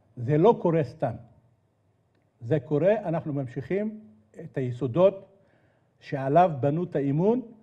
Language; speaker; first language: Hebrew; non-native, local second language; Adyghe